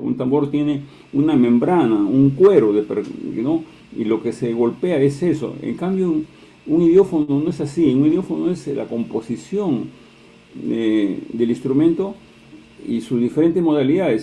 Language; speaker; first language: Spanish; native; Spanish